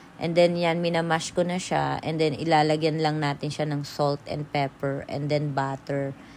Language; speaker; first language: Filipino; native; Filipino